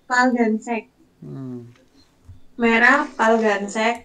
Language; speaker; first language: Korean; non-native, learner; Indonesian